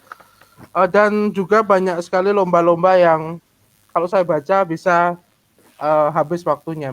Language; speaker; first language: Indonesian; native; Indonesian